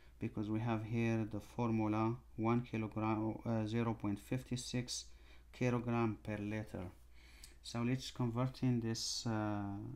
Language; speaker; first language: English; non-native, fluent; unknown